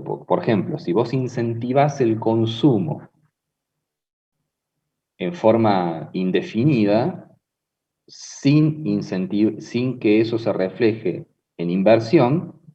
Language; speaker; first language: Spanish; native; Spanish